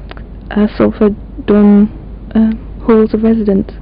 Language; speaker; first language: French; non-native, learner; English